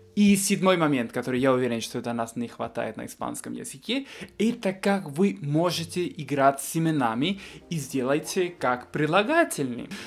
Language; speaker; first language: Russian; non-native, fluent; Spanish